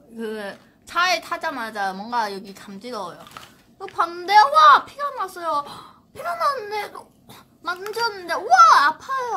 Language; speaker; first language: Korean; non-native, learner; Chinese